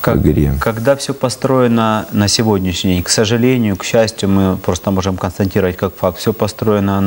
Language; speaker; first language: Russian; native; Russian